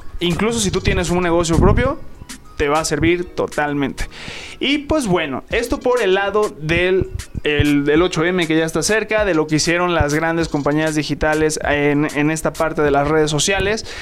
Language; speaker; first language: Spanish; native; Spanish